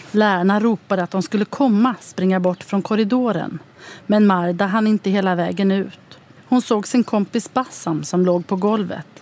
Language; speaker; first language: Swedish; native; Swedish